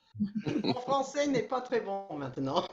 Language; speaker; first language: French; non-native, learner; English